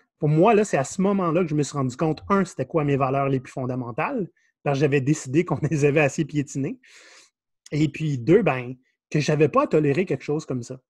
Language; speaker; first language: French; native; French